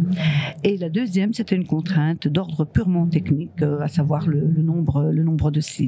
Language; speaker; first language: French; early bilingual, other home language; Riffian